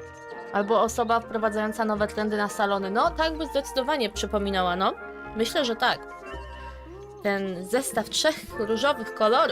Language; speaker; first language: Polish; native; Polish